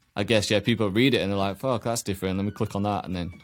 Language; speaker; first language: English; native; English